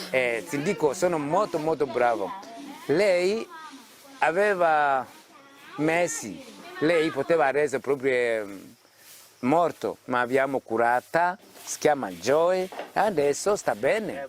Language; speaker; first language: Italian; non-native, fluent; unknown